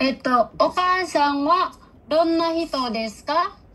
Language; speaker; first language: Japanese; non-native, fluent; Bangla